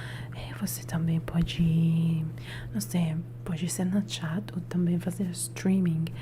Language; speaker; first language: Portuguese; non-native, learner; Italian